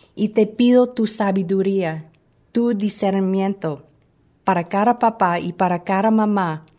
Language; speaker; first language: Spanish; non-native, fluent; English